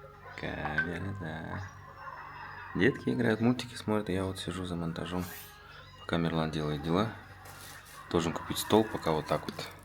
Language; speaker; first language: Russian; native; Russian